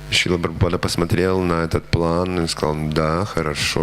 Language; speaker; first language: Russian; native; Russian